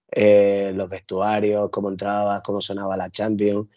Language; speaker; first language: Spanish; native; Spanish